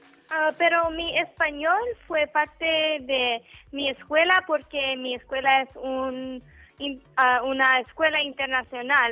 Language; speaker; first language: Spanish; non-native, learner; English